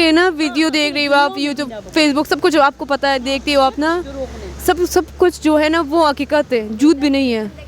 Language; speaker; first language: Hindi; non-native, learner; Persian